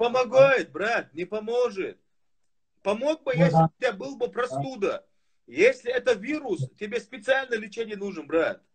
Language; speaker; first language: Russian; non-native, fluent; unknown